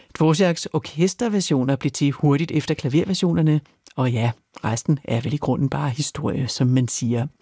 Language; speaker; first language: Danish; native; Danish